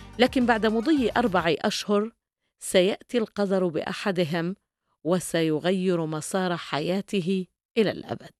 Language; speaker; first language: Arabic; native; Arabic